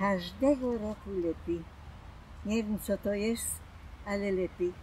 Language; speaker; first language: Polish; non-native, local second language; German